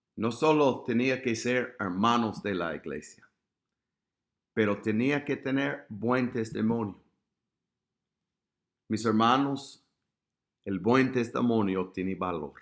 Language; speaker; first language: Spanish; non-native, fluent; English